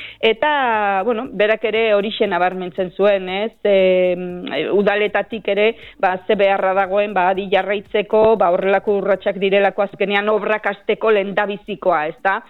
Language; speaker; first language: Basque; native; Basque